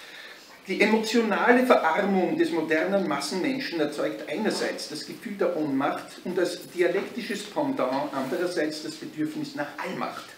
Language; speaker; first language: German; native; German